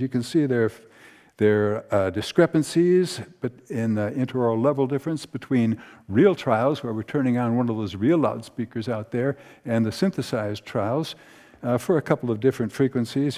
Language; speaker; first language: English; native; English